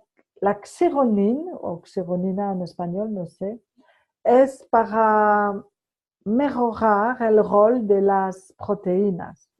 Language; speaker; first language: Spanish; non-native, fluent; French